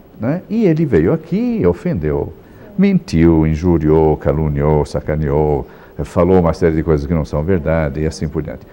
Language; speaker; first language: Portuguese; non-native, fluent; Italian